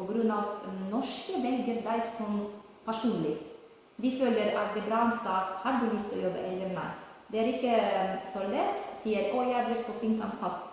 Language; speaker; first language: Norwegian; non-native, learner; Ukrainian